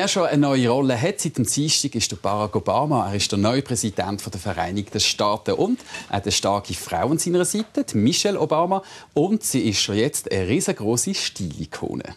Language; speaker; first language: German; native; German